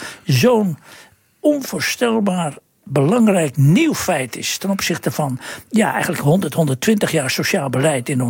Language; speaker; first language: Dutch; native; Dutch